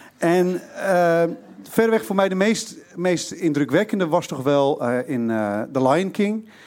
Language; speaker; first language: Dutch; native; Dutch